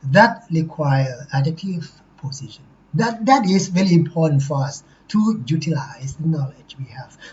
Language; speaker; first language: English; non-native, fluent; Thai